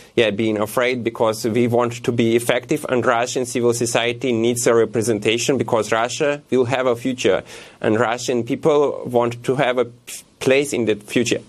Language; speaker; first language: English; non-native, fluent; Russian